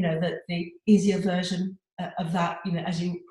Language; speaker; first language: English; native; English